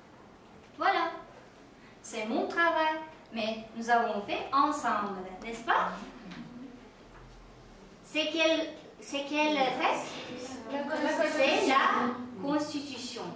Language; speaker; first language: French; non-native, fluent; Uzbek